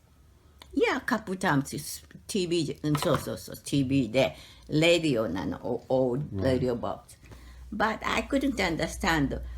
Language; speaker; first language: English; non-native, learner; Japanese